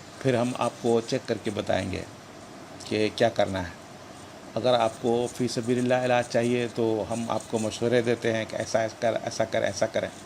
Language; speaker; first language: Urdu; native; Urdu